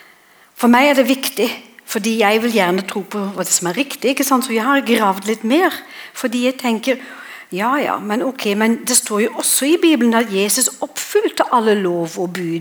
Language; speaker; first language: Norwegian; non-native, fluent; English